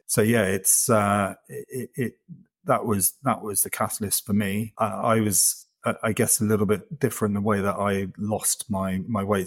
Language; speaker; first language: English; native; English